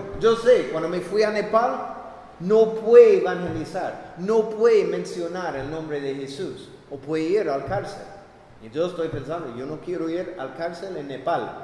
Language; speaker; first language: Spanish; non-native, fluent; English